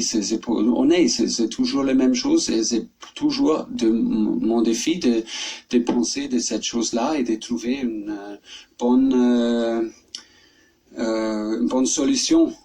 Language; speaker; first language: French; non-native, learner; German